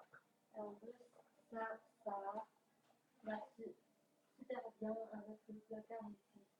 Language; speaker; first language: French; non-native, learner; Chinese